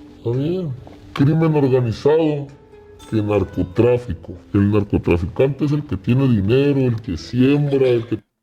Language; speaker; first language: Spanish; native; Spanish